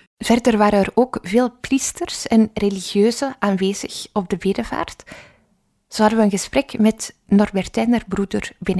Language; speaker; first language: Dutch; native; Dutch